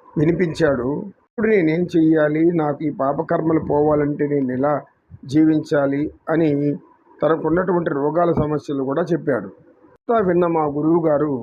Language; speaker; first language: Telugu; native; Telugu